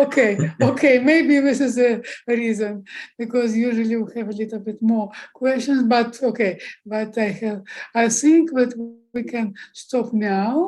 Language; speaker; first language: English; non-native, fluent; Russian